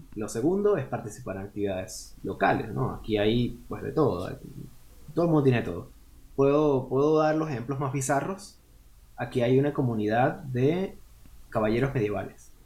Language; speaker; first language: Spanish; native; Spanish